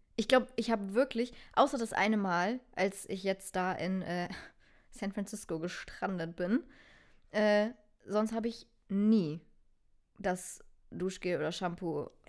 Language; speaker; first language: German; native; German